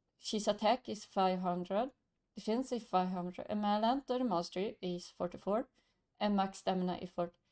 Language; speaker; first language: English; non-native, learner; Swedish